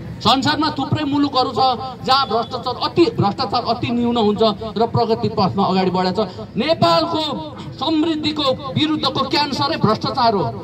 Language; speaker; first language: Nepali; non-native, local second language; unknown